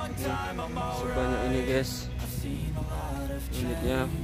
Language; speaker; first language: Indonesian; native; Indonesian